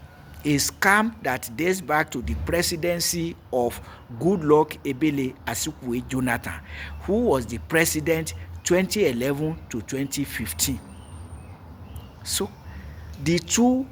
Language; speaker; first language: English; non-native, local second language; Yoruba